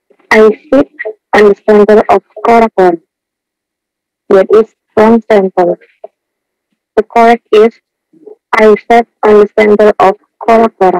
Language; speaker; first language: English; non-native, learner; Indonesian